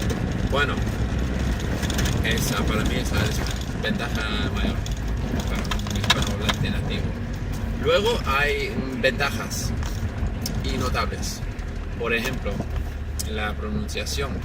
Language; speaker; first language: Spanish; non-native, fluent; English